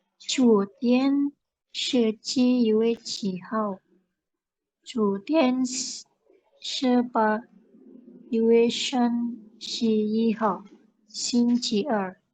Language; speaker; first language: Chinese; non-native, learner; Indonesian